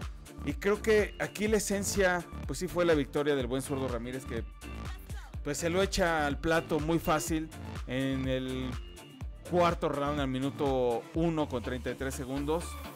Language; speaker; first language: Spanish; native; Spanish